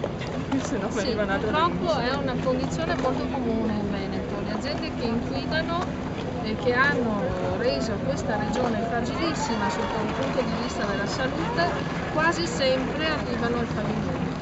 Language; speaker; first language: Italian; native; Italian